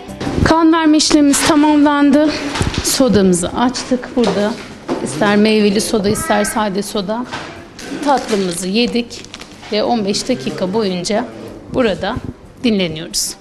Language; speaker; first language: Turkish; native; Turkish